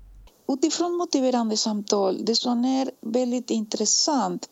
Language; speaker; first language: Swedish; non-native, fluent; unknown